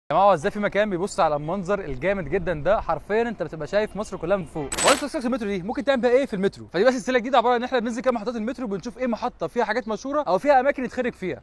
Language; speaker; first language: Arabic; native; Arabic